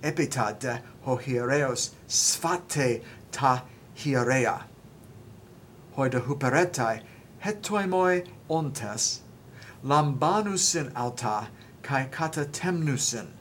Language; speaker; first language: Greek; non-native, learner; English